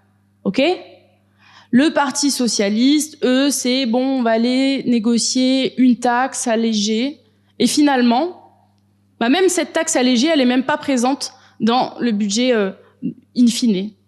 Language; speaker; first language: French; native; French